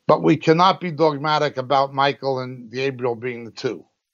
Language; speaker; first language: English; native; English